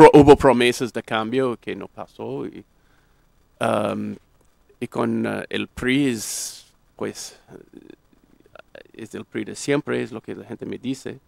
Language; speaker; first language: Spanish; non-native, fluent; English